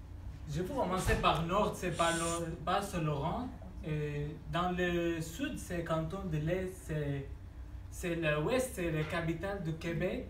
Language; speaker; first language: French; non-native, learner; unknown